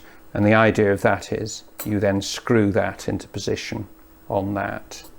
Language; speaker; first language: English; native; English